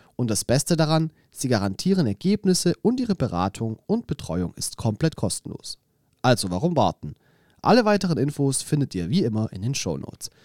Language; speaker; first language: German; native; German